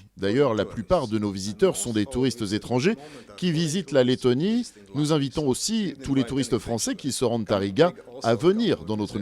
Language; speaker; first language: French; non-native, fluent; Latvian